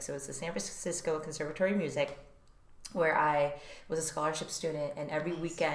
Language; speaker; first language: English; early bilingual, other home language; Korean